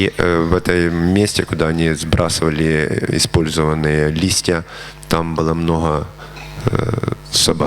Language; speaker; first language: Russian; native; Russian